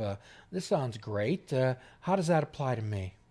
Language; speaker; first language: English; native; English